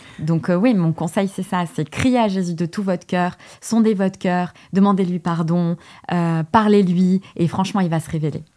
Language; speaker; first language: French; early bilingual, other home language; Portuguese